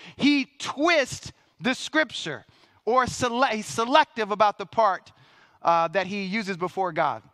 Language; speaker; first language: English; native; English